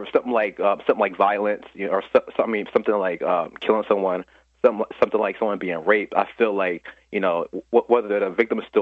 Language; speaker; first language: English; native; English